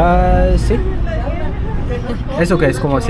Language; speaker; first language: Spanish; non-native, learner; English